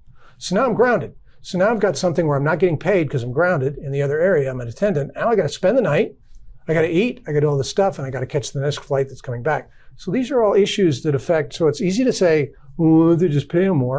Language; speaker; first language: English; native; English